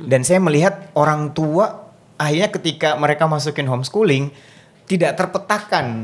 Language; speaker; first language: Indonesian; native; Indonesian